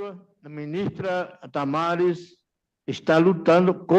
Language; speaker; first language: Portuguese; non-native, local second language; Yanomámi